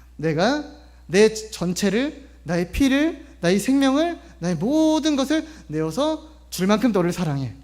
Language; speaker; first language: Korean; native; Korean